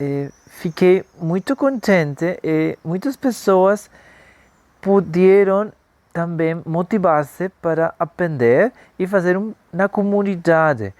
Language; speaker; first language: Portuguese; non-native, fluent; Spanish